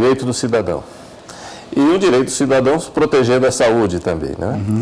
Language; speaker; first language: Portuguese; native; Portuguese